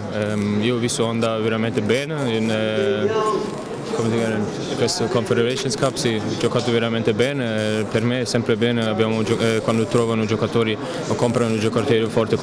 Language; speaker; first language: Italian; non-native, learner; German